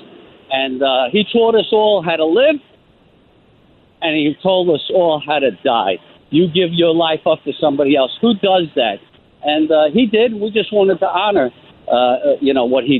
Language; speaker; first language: English; native; English